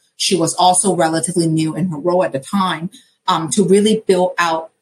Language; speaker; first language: English; non-native, local second language; Cantonese